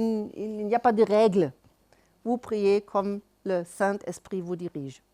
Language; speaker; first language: French; non-native, fluent; German